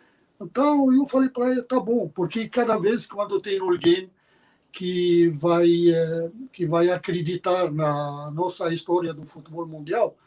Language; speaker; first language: Portuguese; non-native, fluent; Arabic